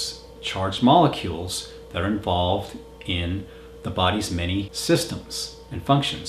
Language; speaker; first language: English; native; English